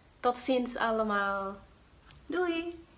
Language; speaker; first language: Dutch; non-native, fluent; Javanese